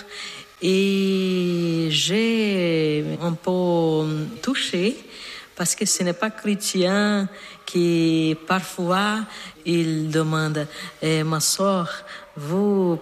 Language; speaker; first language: French; non-native, learner; Portuguese